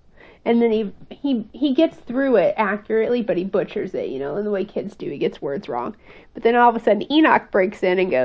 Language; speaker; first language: English; native; English